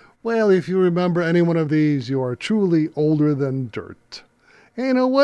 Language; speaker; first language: English; native; English